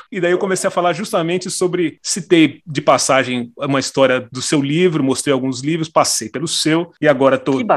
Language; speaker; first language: Portuguese; native; Portuguese